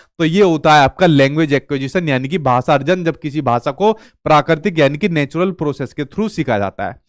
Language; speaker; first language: Hindi; native; Hindi